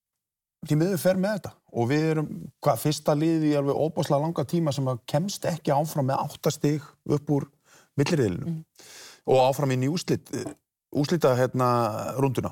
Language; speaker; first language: Icelandic; native; Icelandic